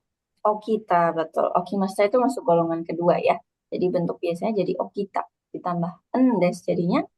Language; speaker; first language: Indonesian; native; Indonesian